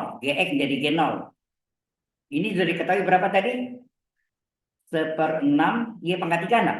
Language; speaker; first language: Indonesian; native; Indonesian